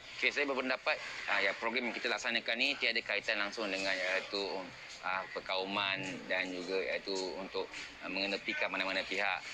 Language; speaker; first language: Malay; native; Malay